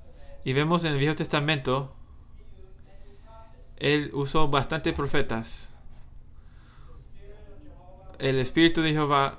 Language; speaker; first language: Spanish; non-native, fluent; English